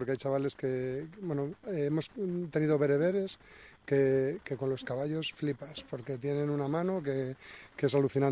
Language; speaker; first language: Spanish; native; Spanish